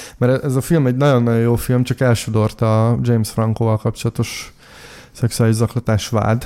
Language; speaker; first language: Hungarian; native; Hungarian